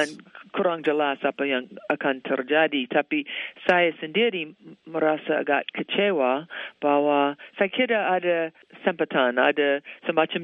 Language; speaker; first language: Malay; non-native, fluent; English